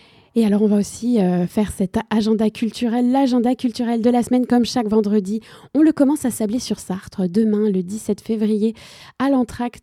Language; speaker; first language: French; native; French